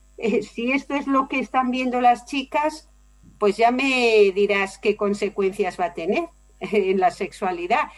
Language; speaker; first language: Spanish; native; Spanish